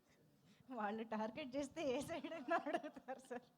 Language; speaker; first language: Telugu; native; Telugu